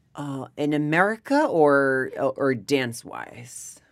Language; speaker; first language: English; non-native, fluent; Spanish